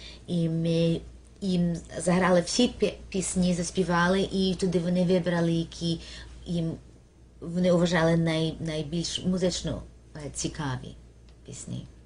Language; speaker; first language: Ukrainian; early bilingual, heritage; Ukrainian